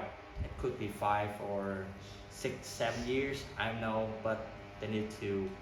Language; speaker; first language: English; non-native, learner; Vietnamese